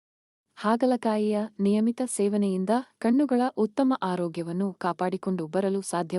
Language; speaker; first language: Kannada; native; Kannada